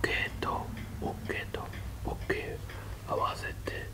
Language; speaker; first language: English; non-native, learner; Japanese